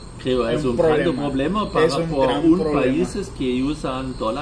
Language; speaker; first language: Spanish; non-native, learner; German